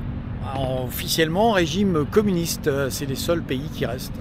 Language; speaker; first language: French; native; French